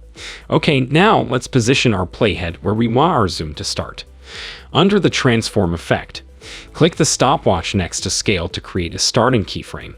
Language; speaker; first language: English; native; English